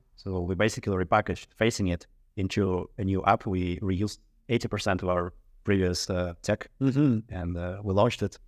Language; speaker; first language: English; non-native, fluent; Russian